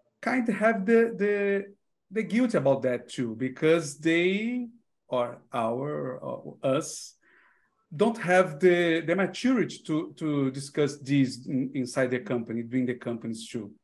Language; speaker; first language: English; non-native, learner; Portuguese